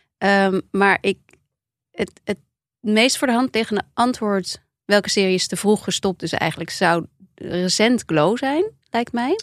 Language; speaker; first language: Dutch; native; Dutch